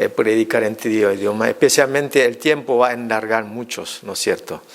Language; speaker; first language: Spanish; non-native, fluent; Korean